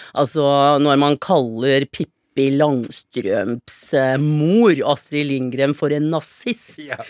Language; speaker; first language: Norwegian; native; Norwegian